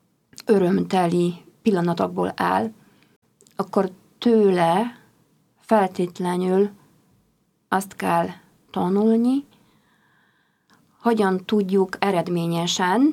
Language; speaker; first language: Hungarian; non-native, fluent; Polish